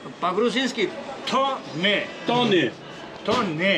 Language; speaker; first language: Polish; non-native, learner; Georgian